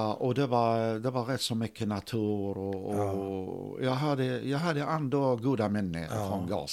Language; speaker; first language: Swedish; non-native, fluent; Arabic